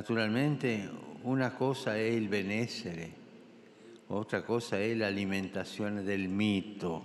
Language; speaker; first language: Italian; non-native, fluent; Spanish